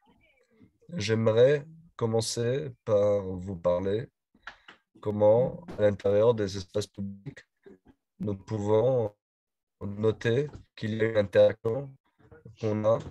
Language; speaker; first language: French; non-native, learner; Spanish